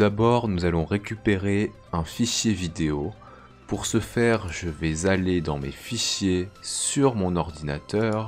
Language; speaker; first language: French; native; French